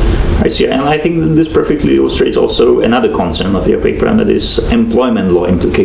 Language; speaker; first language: English; non-native, fluent; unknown